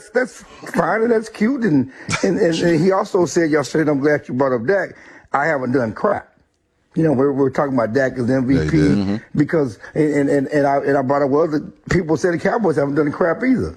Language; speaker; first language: English; native; English